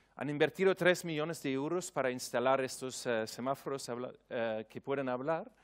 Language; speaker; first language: Spanish; non-native, fluent; German